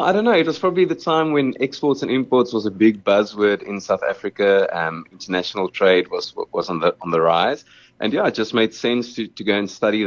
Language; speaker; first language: English; non-native, local second language; Afrikaans